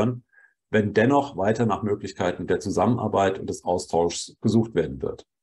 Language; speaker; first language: German; native; German